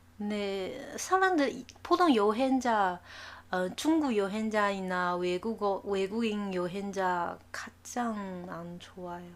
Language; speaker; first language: Korean; non-native, learner; Chinese